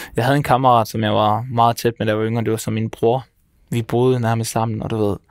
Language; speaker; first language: Danish; native; Danish